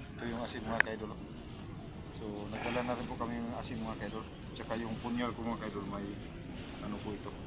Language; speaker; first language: Filipino; non-native, local second language; Cebuano